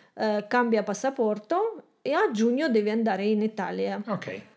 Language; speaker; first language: Italian; non-native, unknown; Russian